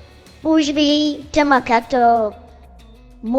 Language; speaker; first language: Bulgarian; non-native, learner; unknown